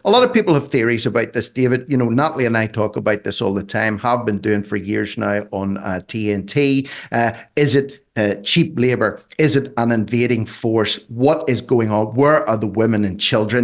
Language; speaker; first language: English; native; English